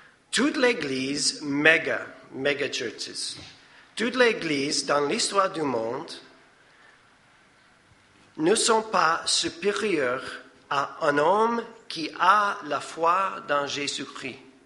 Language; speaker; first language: French; non-native, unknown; English